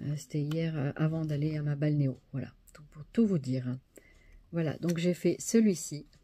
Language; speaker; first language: French; native; French